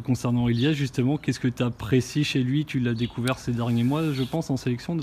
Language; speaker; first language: French; native; French